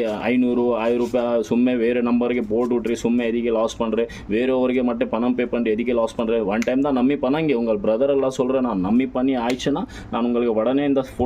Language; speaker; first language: Tamil; non-native, local second language; Kannada